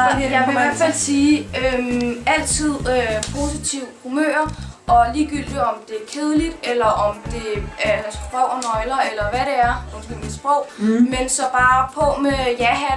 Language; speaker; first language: Danish; native; Danish